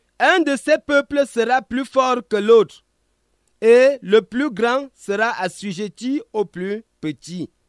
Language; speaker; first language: French; non-native, local second language; Ghomala